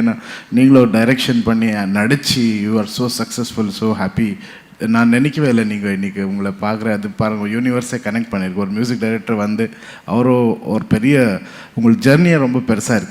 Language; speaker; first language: Tamil; non-native, local second language; Kannada